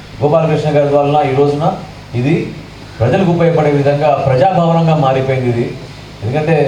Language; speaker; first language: Telugu; native; Telugu